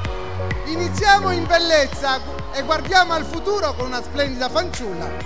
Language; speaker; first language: Italian; native; Italian